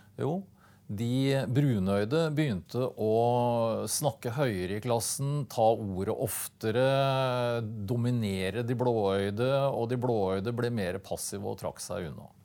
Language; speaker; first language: Norwegian; native; Norwegian